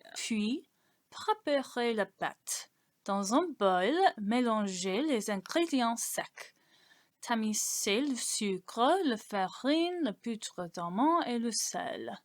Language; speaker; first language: French; non-native, learner; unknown